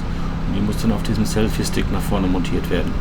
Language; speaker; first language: German; native; German